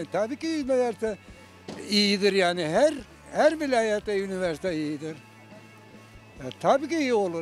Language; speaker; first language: Turkish; non-native, local second language; Zaza